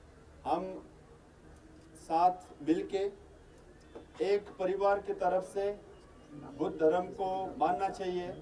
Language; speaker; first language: Hindi; non-native, learner; Tibetan